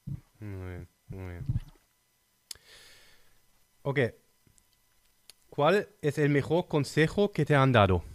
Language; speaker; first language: Spanish; non-native, fluent; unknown